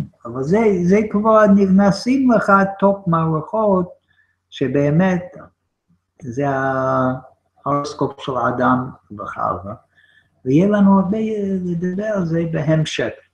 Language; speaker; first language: Hebrew; non-native, fluent; English